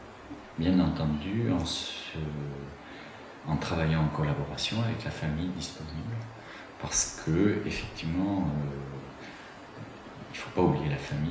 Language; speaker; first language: French; native; French